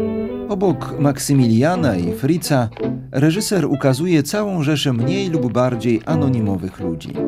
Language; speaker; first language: Polish; native; Polish